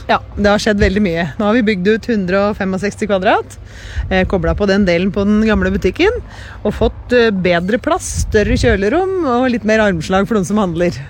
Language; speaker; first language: Norwegian; native; Norwegian